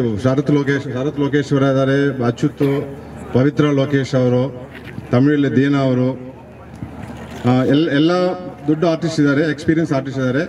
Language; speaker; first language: Kannada; non-native, learner; Tamil